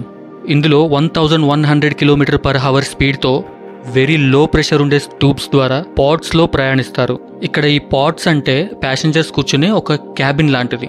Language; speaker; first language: Telugu; native; Telugu